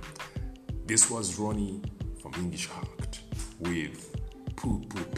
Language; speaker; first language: English; non-native, local second language; Ganda